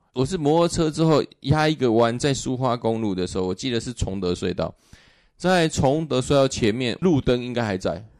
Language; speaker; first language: Chinese; native; Chinese